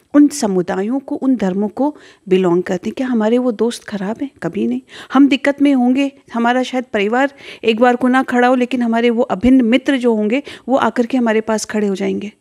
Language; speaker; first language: Hindi; native; Hindi